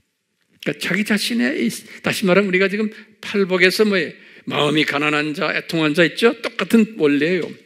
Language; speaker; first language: Korean; native; Korean